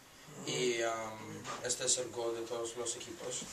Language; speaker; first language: Spanish; non-native, learner; English